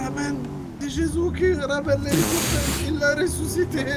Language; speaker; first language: French; native; French